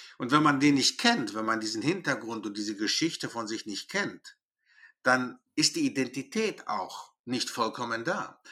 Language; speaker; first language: German; early bilingual, other home language; Greek